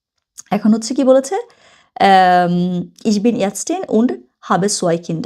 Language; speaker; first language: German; non-native, fluent; Bangla